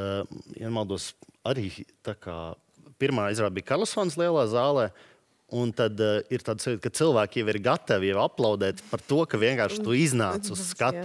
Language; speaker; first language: Latvian; native; Latvian